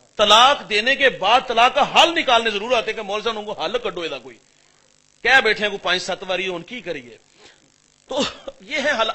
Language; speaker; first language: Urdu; non-native, local second language; Punjabi